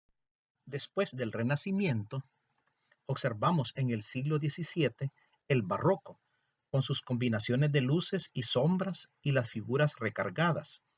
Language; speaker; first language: Spanish; native; Spanish